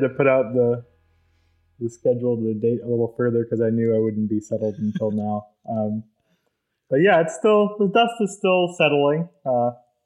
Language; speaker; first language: English; native; English